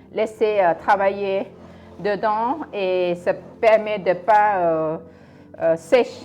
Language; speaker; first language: French; non-native, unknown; Thai